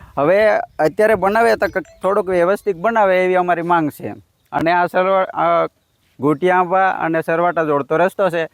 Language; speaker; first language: Gujarati; native; Gujarati